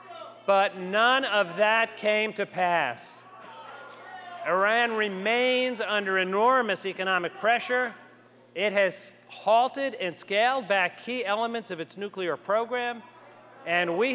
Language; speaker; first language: English; native; English